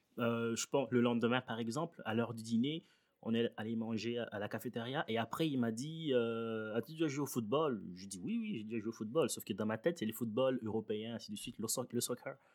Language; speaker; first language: French; early bilingual, other home language; Swahili